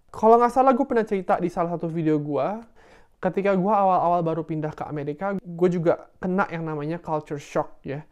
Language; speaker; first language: Indonesian; native; Indonesian